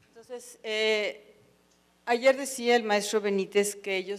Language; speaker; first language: Spanish; native; Spanish